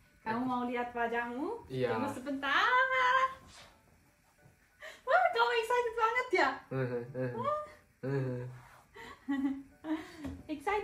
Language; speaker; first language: Indonesian; non-native, learner; Turkish